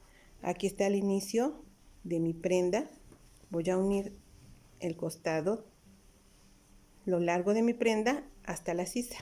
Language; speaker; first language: Spanish; native; Spanish